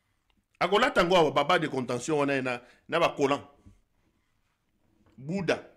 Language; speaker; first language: French; non-native, local second language; Lingala